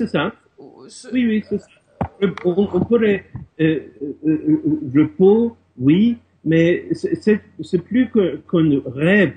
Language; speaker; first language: French; non-native, fluent; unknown